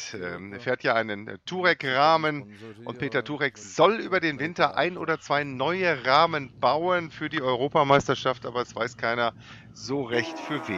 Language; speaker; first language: German; native; German